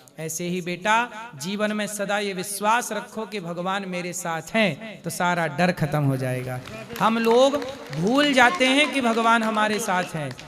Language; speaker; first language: Hindi; native; Hindi